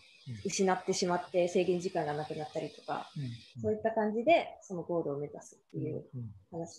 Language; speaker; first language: Japanese; native; Japanese